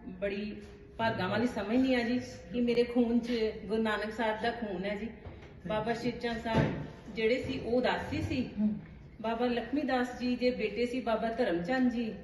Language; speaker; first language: Punjabi; native; Punjabi